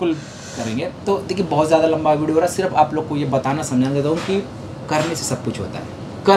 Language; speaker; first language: Hindi; native; Hindi